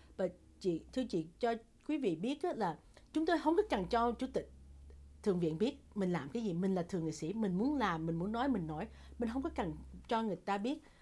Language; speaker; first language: Vietnamese; early bilingual, heritage; Vietnamese